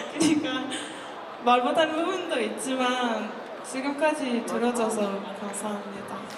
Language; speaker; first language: Korean; non-native, learner; French